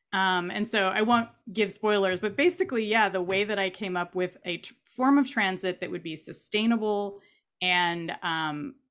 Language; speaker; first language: English; native; English